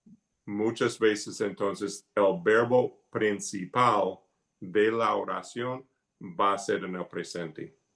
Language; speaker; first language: Spanish; early bilingual, heritage; Spanish